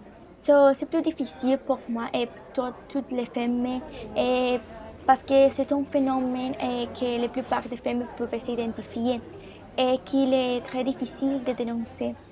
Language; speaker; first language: French; non-native, learner; Spanish